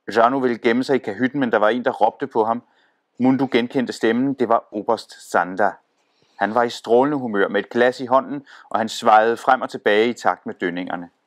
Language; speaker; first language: Danish; native; Danish